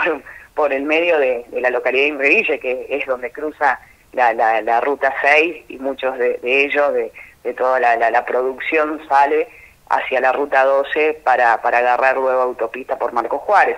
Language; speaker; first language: Spanish; native; Spanish